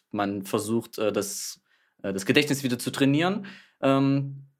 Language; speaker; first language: German; native; German